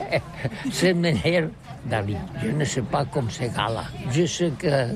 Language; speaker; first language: French; non-native, learner; Catalan